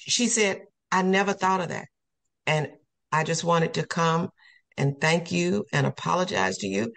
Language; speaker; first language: English; native; English